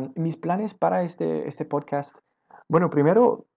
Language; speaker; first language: Spanish; non-native, fluent; English